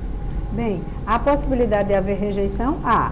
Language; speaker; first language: Portuguese; native; Portuguese